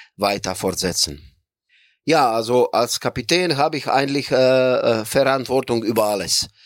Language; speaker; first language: German; non-native, fluent; Croatian